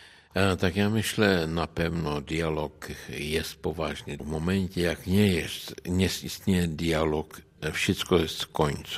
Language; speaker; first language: Polish; non-native, learner; Czech